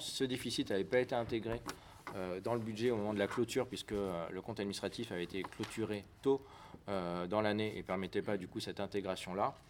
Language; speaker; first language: French; native; French